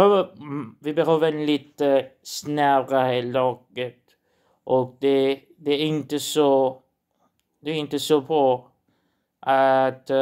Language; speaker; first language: Swedish; non-native, learner; Portuguese